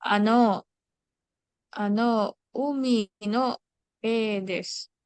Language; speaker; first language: Japanese; non-native, learner; Indonesian